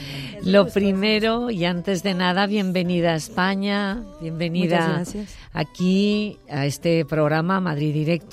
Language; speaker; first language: Spanish; native; Spanish